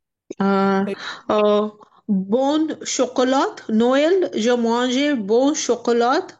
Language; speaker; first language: French; non-native, learner; Dutch